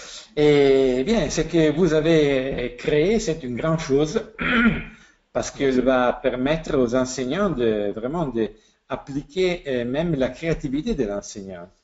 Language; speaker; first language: French; non-native, fluent; Italian